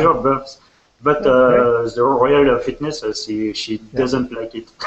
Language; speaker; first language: English; non-native, learner; French